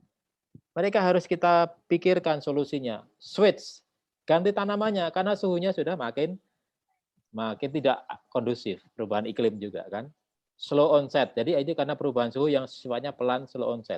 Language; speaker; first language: Indonesian; native; Indonesian